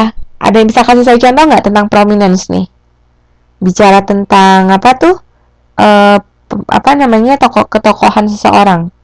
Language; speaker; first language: Indonesian; native; Indonesian